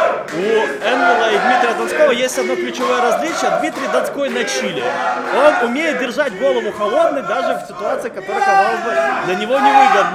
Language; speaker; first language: Russian; native; Russian